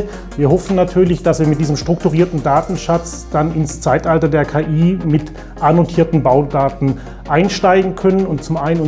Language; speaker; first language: German; native; German